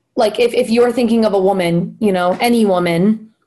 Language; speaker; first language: English; native; English